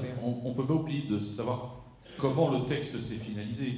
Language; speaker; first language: French; native; French